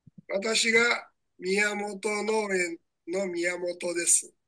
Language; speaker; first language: Japanese; non-native, fluent; Bangla